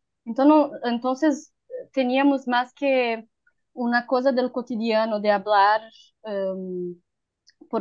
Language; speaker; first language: Spanish; non-native, learner; Portuguese